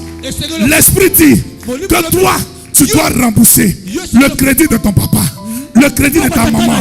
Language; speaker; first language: French; native; French